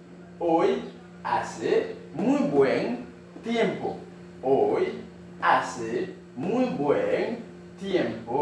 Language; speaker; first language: Spanish; non-native, learner; Haitian Creole